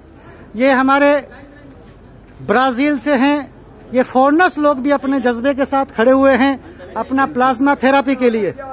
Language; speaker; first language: Hindi; native; Hindi